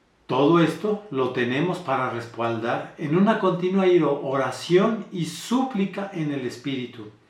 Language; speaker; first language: Spanish; native; Spanish